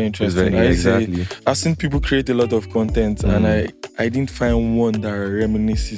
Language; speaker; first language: English; non-native, local second language; Yoruba